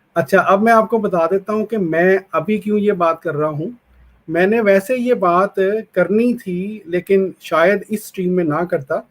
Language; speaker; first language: Urdu; non-native, local second language; Punjabi